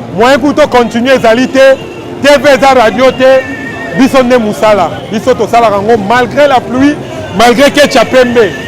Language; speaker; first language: Lingala; non-native, local second language; Kongo